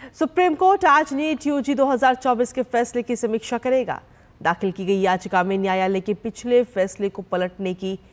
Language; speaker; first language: Hindi; native; Hindi